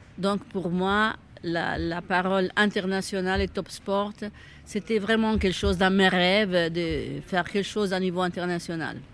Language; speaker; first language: French; non-native, fluent; Italian